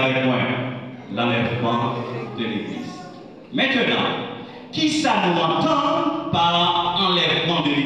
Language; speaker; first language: French; non-native, local second language; Haitian Creole